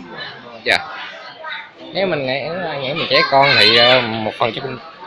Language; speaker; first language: Vietnamese; early bilingual, heritage; Vietnamese